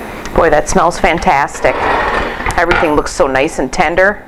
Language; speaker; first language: English; native; English